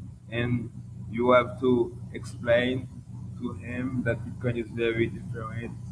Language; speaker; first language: English; non-native, local second language; Haitian Creole